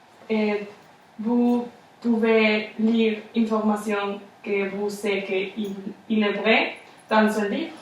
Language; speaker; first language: French; non-native, learner; Spanish